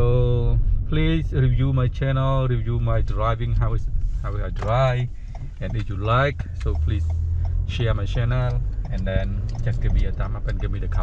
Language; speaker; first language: English; non-native, learner; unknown